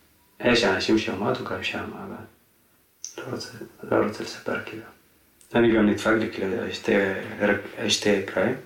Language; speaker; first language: Hebrew; non-native, fluent; Tigrinya